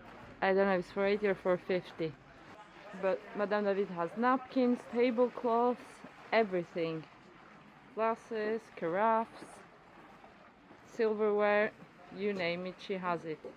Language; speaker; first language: English; non-native, fluent; French